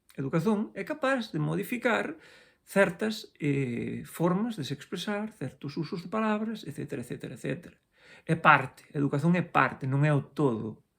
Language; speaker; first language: Galician; native; Galician